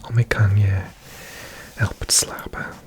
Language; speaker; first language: Dutch; non-native, learner; English